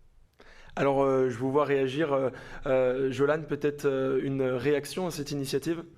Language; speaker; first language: French; native; French